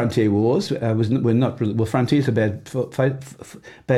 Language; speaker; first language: English; native; English